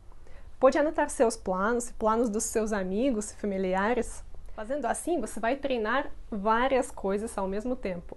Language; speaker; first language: Portuguese; non-native, fluent; Russian